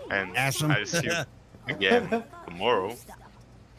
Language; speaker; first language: English; non-native, fluent; Romanian